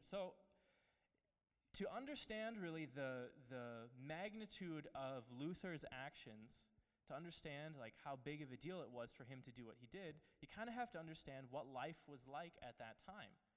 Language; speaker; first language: English; native; English